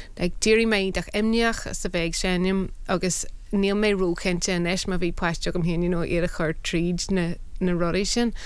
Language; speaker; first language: Irish; non-native, local second language; English